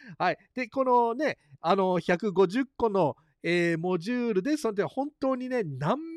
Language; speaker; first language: Japanese; early bilingual, heritage; Japanese